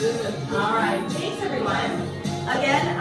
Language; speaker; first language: English; native; English